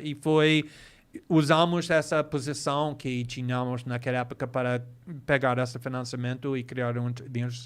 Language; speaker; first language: Portuguese; non-native, fluent; English